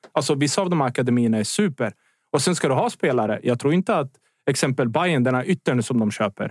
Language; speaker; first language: Swedish; early bilingual, other home language; Bosnian